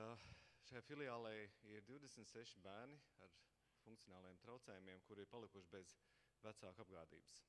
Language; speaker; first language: Latvian; native; Latvian